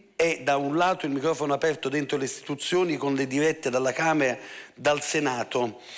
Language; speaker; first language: Italian; native; Italian